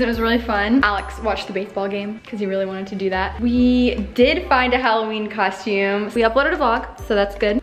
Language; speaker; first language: English; native; English